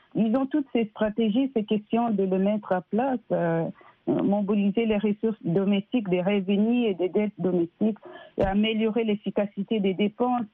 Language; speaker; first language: French; non-native, local second language; Lingala